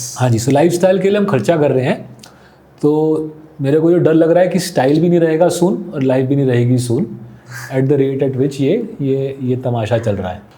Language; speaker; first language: Hindi; non-native, local second language; Bangla